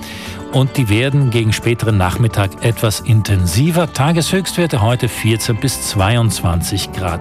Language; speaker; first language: German; native; German